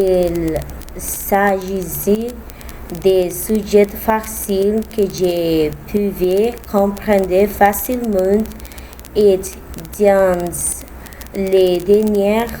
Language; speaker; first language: French; non-native, learner; Spanish